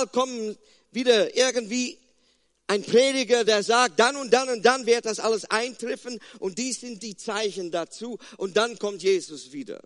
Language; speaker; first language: German; non-native, fluent; Afrikaans